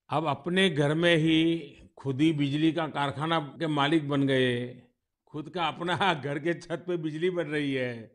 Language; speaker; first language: Hindi; non-native, local second language; Gujarati